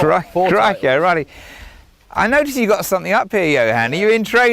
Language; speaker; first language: English; native; English